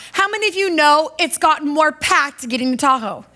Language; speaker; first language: English; native; English